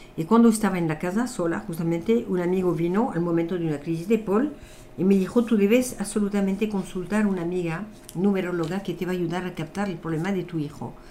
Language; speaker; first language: Spanish; non-native, fluent; French